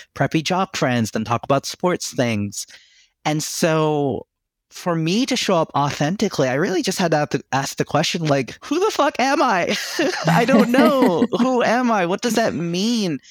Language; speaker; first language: English; early bilingual, other home language; Filipino